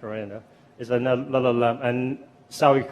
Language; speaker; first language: English; non-native, fluent; Thai